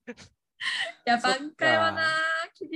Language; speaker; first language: Japanese; native; Japanese